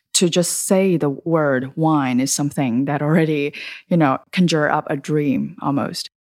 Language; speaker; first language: English; early bilingual, other home language; Chinese